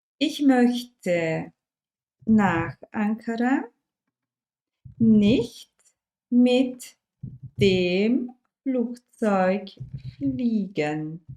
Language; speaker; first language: German; non-native, fluent; Turkish